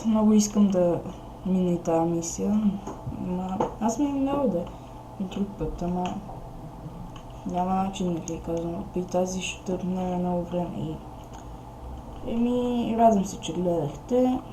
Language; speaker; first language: Bulgarian; native; Bulgarian